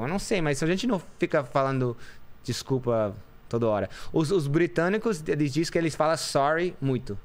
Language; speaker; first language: Portuguese; non-native, fluent; English